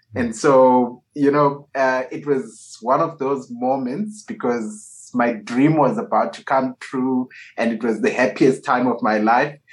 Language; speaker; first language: English; non-native, local second language; Shona